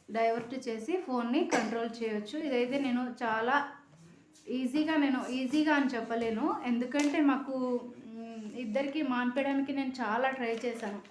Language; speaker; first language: Telugu; native; Telugu